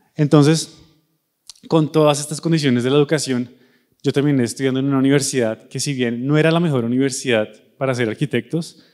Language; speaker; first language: Spanish; native; Spanish